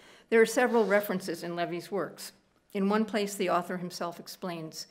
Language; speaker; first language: English; native; English